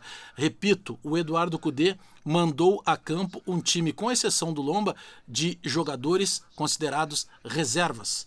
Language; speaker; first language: Portuguese; native; Portuguese